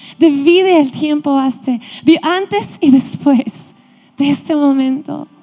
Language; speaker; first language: Spanish; non-native, fluent; English